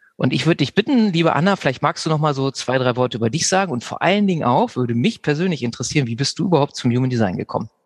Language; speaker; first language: German; native; German